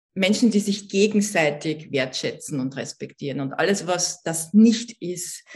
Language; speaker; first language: German; native; German